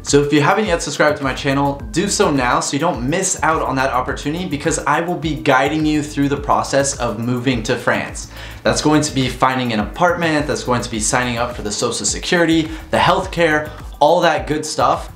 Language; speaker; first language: English; native; English